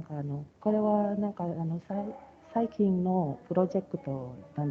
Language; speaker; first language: Japanese; non-native, fluent; Indonesian